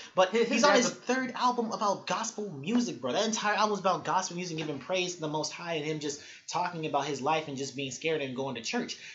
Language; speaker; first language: English; native; English